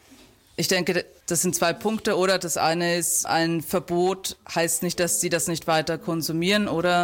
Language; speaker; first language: German; native; German